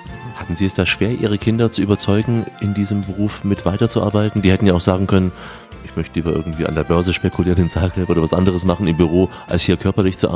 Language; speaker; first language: German; native; German